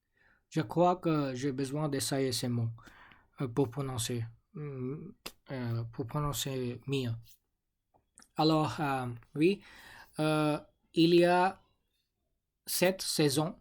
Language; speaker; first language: French; non-native, learner; English